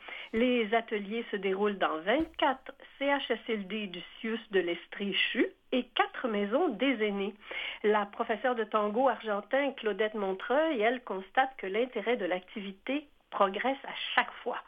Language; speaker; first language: French; native; French